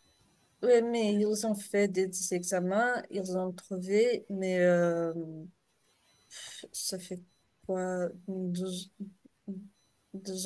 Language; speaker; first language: French; non-native, learner; Portuguese